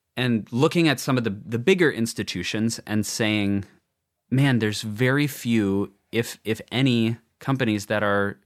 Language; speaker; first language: English; native; English